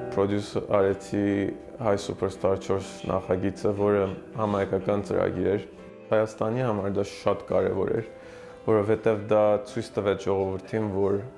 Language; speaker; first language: Armenian; early bilingual, heritage; Armenian